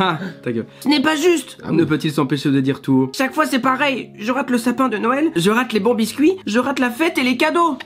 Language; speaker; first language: French; native; French